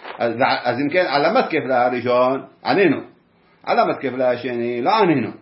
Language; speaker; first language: Hebrew; native; Hebrew